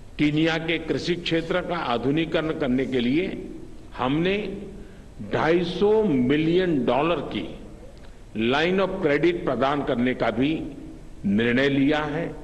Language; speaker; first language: Hindi; non-native, local second language; Gujarati